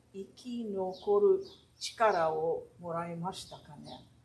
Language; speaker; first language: Japanese; early bilingual, heritage; Japanese